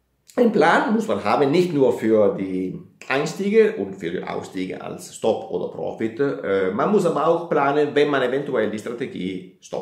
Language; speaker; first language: German; non-native, fluent; Italian